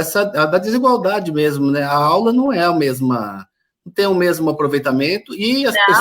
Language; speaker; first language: Portuguese; native; Portuguese